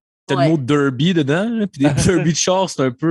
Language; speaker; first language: French; native; French